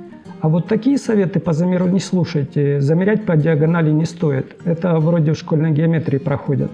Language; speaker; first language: Russian; native; Russian